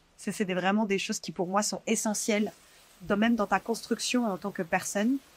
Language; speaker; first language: French; native; French